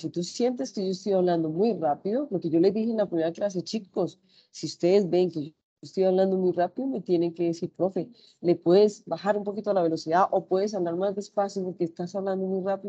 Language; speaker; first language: Spanish; native; Spanish